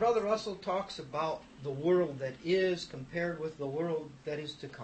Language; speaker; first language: English; native; English